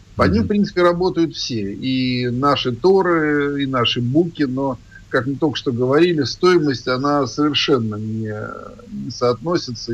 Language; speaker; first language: Russian; native; Russian